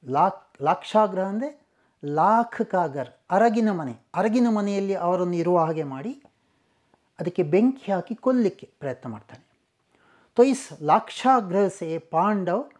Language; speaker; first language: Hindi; non-native, local second language; Kannada